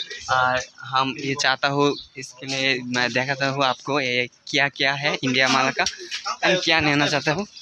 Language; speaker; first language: Hindi; non-native, learner; Bangla